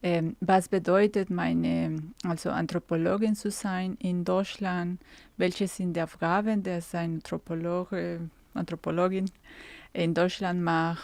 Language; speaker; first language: German; non-native, fluent; Spanish